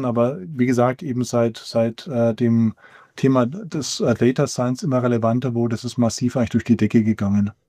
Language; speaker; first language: German; native; German